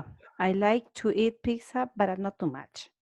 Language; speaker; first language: English; non-native, learner; Spanish